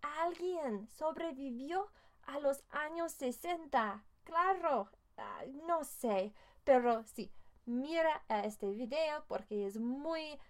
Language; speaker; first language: Spanish; non-native, fluent; English